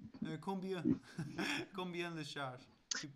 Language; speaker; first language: French; non-native, learner; English